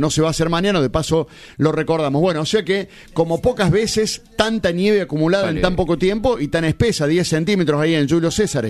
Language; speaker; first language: Spanish; native; Spanish